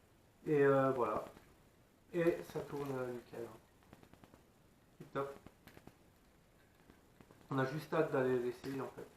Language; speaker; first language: French; native; French